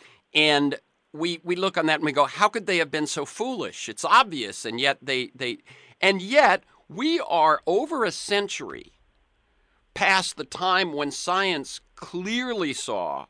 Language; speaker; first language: English; native; English